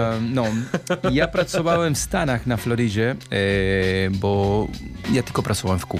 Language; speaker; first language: Polish; non-native, learner; Spanish